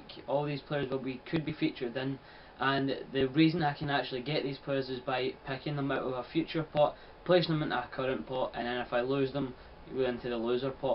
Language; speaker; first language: English; native; English